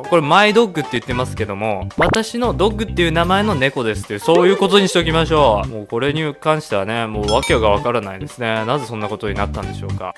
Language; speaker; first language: Japanese; native; Japanese